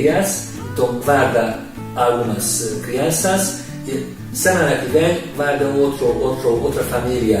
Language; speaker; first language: Portuguese; non-native, fluent; Hungarian